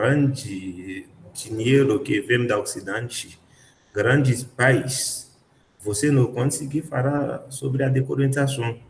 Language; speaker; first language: Portuguese; non-native, learner; Haitian Creole